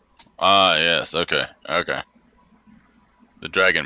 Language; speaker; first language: English; native; English